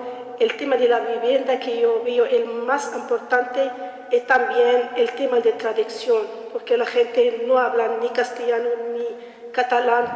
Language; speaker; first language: Spanish; non-native, learner; Arabic